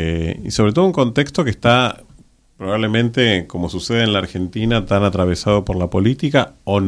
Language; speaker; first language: Spanish; native; Spanish